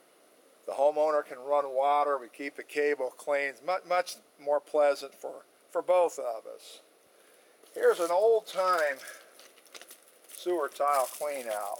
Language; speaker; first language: English; native; English